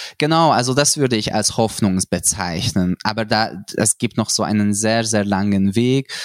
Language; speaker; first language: German; non-native, fluent; Hungarian